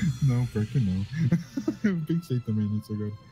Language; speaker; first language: Portuguese; native; Portuguese